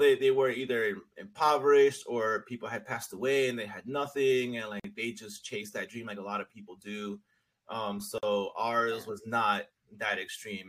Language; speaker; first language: English; early bilingual, other home language; Spanish